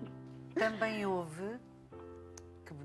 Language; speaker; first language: Portuguese; native; Portuguese